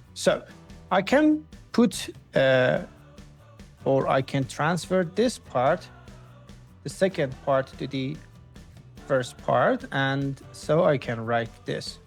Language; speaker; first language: English; non-native, fluent; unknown